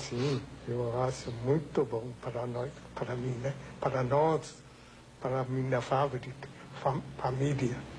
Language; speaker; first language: Portuguese; non-native, learner; Japanese